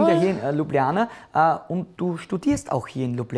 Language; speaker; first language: German; native; German